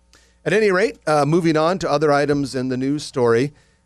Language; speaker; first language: English; native; English